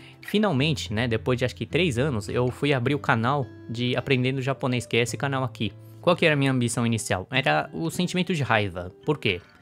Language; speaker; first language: Portuguese; early bilingual, other home language; Japanese